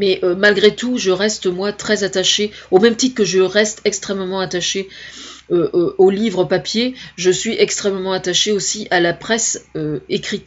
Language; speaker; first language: French; native; French